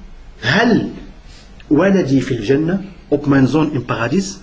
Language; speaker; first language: German; non-native, learner; Arabic